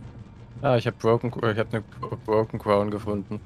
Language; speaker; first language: German; native; German